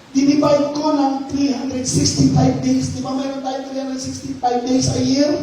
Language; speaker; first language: Filipino; non-native, local second language; Hiligaynon